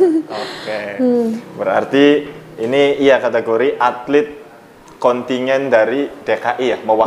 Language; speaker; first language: Indonesian; native; Indonesian